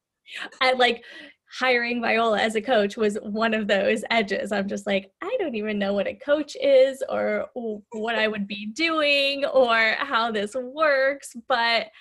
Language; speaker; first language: English; native; English